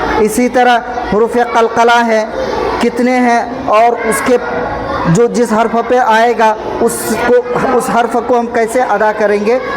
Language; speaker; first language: Urdu; native; Urdu